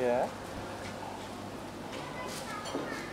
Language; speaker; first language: English; non-native, learner; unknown